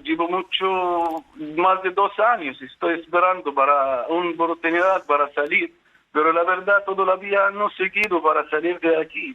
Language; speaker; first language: Spanish; non-native, fluent; Arabic